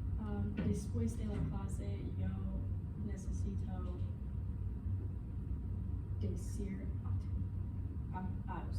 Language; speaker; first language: Spanish; non-native, learner; English